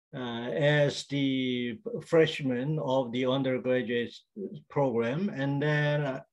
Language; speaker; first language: English; non-native, fluent; Korean